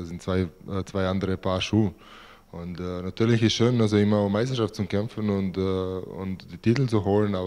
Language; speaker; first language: German; non-native, fluent; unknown